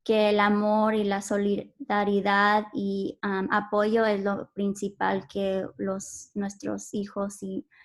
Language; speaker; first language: Spanish; early bilingual, heritage; Spanish